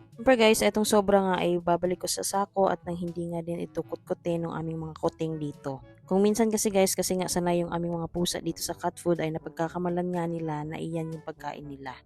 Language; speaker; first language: Filipino; non-native, local second language; Cebuano